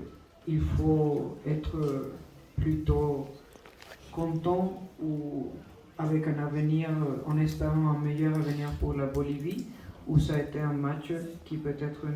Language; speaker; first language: French; non-native, fluent; Spanish